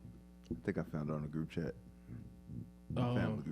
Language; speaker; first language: English; native; English